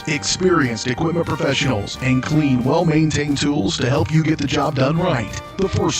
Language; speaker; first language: English; native; English